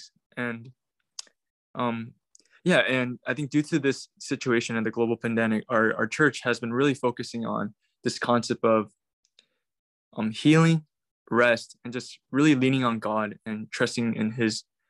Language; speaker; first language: English; native; English